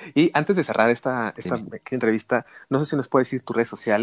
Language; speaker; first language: Spanish; native; Spanish